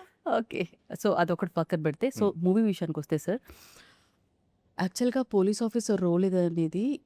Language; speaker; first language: Telugu; native; Telugu